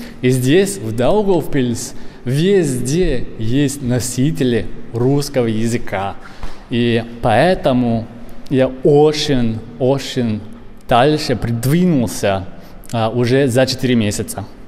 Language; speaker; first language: Russian; non-native, learner; English